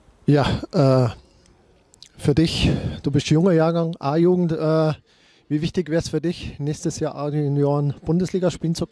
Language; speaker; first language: German; native; German